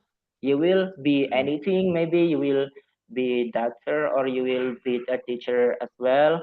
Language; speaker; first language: English; non-native, fluent; Javanese